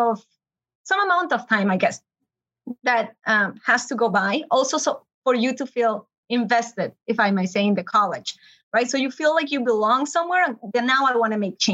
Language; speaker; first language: English; non-native, fluent; Spanish